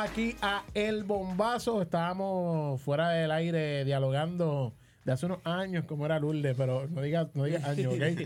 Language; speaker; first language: Spanish; native; Spanish